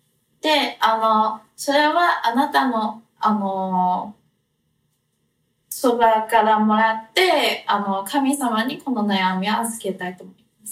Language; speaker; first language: Japanese; non-native, fluent; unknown